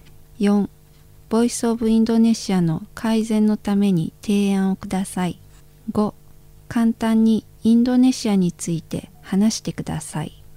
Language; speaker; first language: Japanese; non-native, fluent; Indonesian